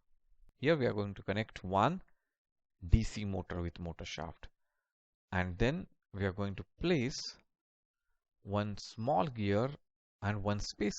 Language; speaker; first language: English; non-native, local second language; Marathi